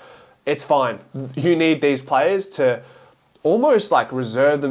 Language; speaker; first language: English; native; English